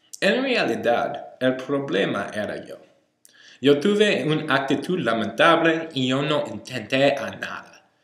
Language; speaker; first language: Spanish; non-native, learner; English